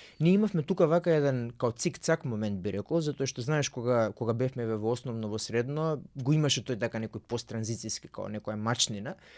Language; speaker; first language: Macedonian; native; Macedonian